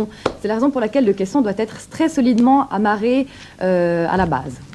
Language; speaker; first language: French; native; French